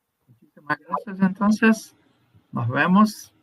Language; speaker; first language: Spanish; non-native, fluent; Portuguese